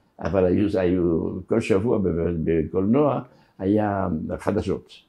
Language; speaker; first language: Hebrew; non-native, fluent; French